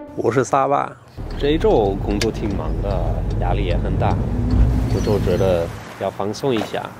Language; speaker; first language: Chinese; non-native, fluent; English